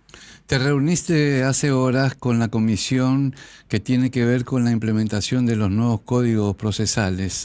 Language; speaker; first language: Spanish; native; Spanish